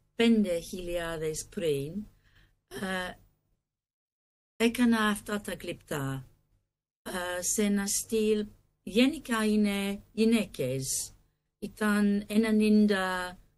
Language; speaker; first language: Greek; non-native, learner; English